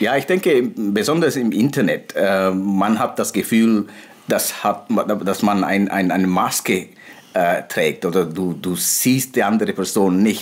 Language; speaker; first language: German; non-native, fluent; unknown